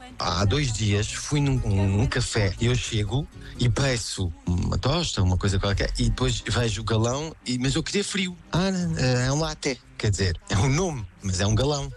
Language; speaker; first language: Portuguese; early bilingual, heritage; Portuguese